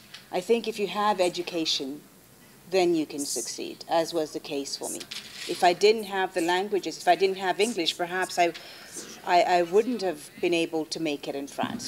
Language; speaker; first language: English; non-native, fluent; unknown